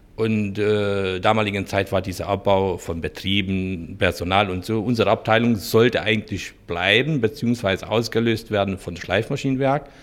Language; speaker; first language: German; non-native, fluent; Hungarian